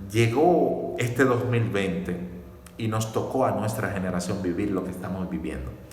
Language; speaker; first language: Spanish; native; Spanish